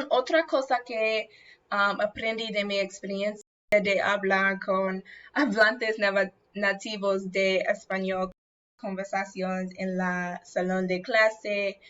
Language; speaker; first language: Spanish; non-native, learner; English